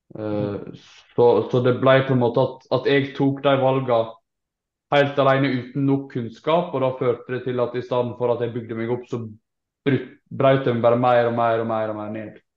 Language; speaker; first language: Norwegian; native; Norwegian